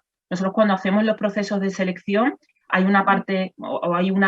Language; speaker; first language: Spanish; native; Spanish